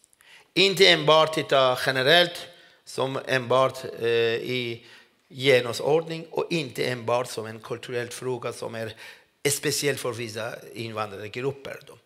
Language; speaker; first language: Swedish; non-native, fluent; Persian